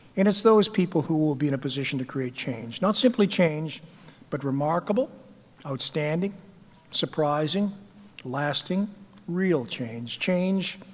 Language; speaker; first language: English; native; English